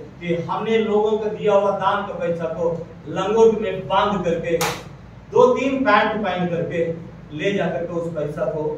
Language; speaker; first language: Hindi; non-native, local second language; Malayalam